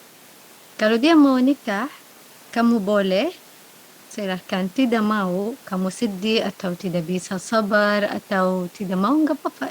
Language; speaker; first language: Indonesian; non-native, learner; Arabic